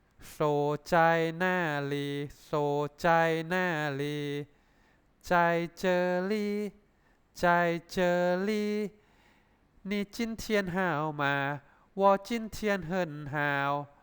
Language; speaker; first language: Chinese; non-native, fluent; Thai